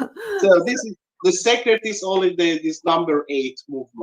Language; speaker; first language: English; non-native, learner; Hungarian